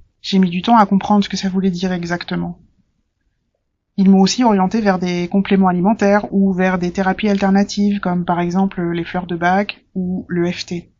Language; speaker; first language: French; native; French